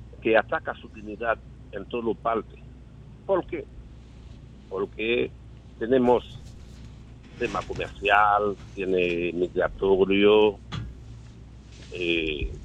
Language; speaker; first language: Spanish; non-native, learner; Haitian Creole